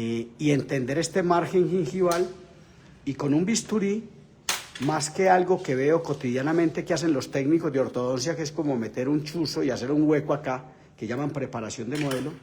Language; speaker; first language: Spanish; native; Spanish